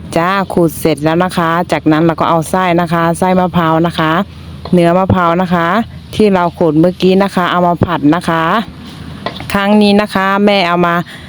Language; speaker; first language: Thai; native; Thai